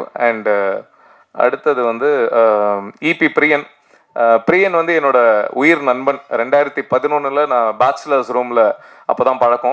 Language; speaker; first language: Tamil; native; Tamil